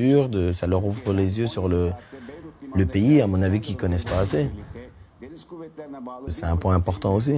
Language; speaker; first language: French; early bilingual, other home language; Turkish